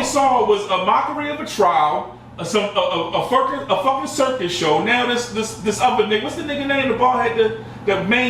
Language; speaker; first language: English; native; English